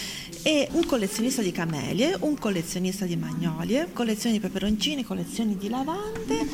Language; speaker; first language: Italian; native; Italian